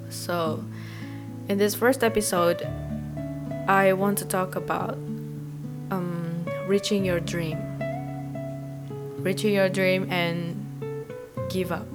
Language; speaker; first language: English; non-native, fluent; Indonesian